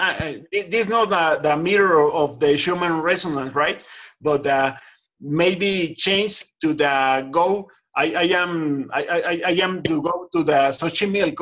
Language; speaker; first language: English; non-native, learner; Spanish